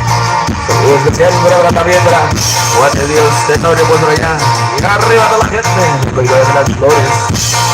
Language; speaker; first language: Spanish; non-native, local second language; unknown